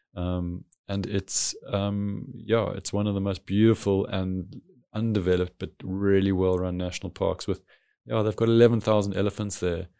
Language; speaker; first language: English; native; English